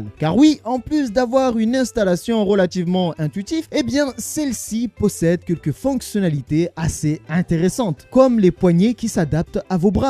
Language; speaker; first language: French; native; French